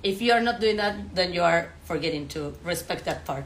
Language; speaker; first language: English; non-native, fluent; Spanish